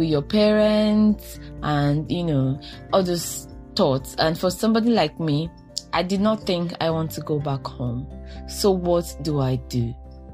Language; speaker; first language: English; non-native, local second language; Igbo